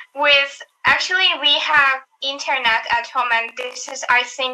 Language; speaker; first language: English; non-native, learner; Turkish